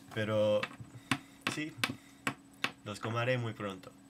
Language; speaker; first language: Spanish; non-native, learner; English